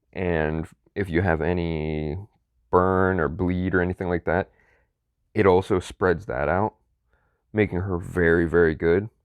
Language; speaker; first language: English; native; English